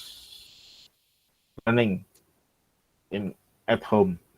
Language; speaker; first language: English; non-native, local second language; Indonesian